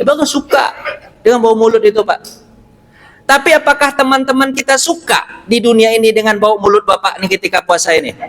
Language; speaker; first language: Indonesian; non-native, local second language; Minangkabau